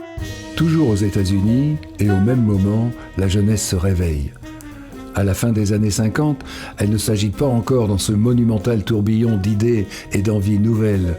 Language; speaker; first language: French; native; French